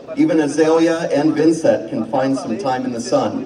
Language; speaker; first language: English; native; English